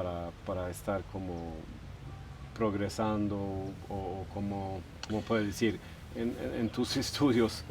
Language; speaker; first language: Spanish; non-native, fluent; Swedish